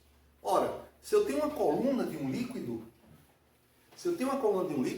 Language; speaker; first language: Portuguese; native; Portuguese